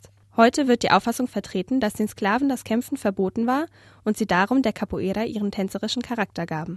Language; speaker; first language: German; native; German